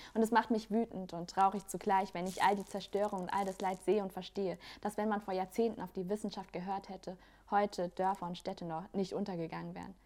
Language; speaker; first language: German; native; German